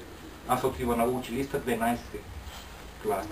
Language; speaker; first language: Bulgarian; non-native, learner; Finnish